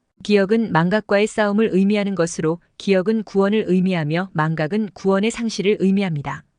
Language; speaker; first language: Korean; native; Korean